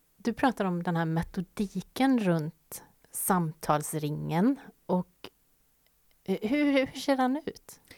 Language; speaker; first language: Swedish; native; Swedish